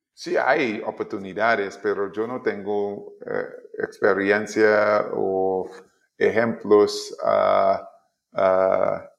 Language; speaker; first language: Spanish; non-native, learner; English